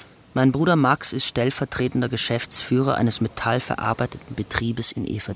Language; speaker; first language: German; native; German